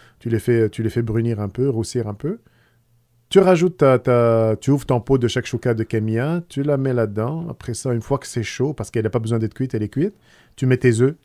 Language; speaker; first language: French; non-native, local second language; Arabic